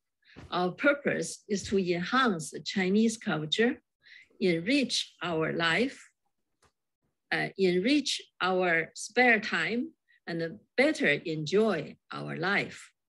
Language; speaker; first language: English; non-native, fluent; Chinese